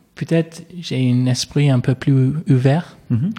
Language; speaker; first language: French; non-native, learner; English